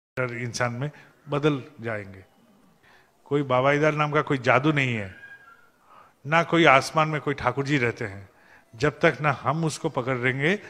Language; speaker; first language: Hindi; non-native, local second language; Bangla